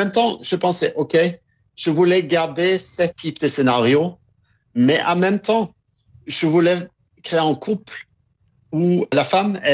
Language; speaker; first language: French; non-native, fluent; Norwegian